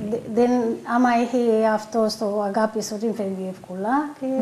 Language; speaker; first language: Greek; early bilingual, other home language; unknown